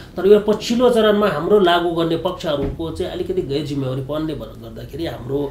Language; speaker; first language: Nepali; non-native, local second language; Sherpa